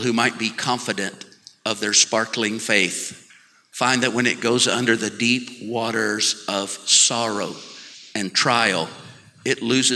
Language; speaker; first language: English; native; English